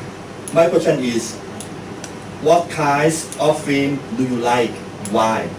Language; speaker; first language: English; non-native, learner; Thai